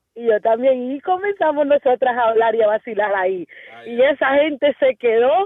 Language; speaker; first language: Spanish; native; Spanish